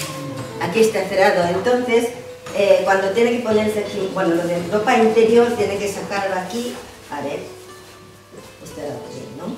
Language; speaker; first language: Spanish; non-native, learner; Japanese